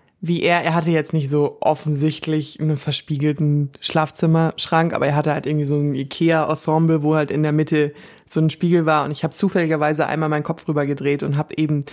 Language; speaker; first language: German; native; German